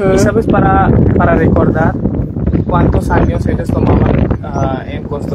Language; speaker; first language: Spanish; non-native, learner; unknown